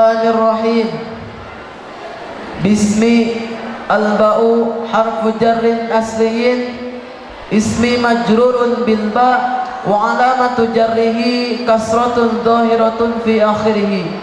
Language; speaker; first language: Arabic; non-native, learner; Sundanese